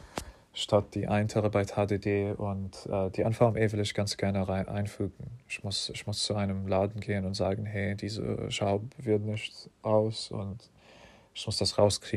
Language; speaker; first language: German; non-native, fluent; English